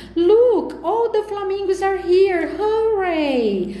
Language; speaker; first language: English; non-native, fluent; Portuguese